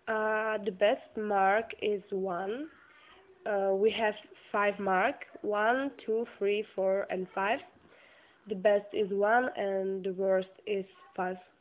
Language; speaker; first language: English; non-native, learner; Czech